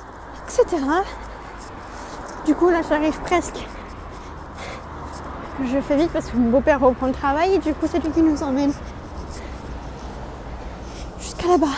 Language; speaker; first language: French; native; French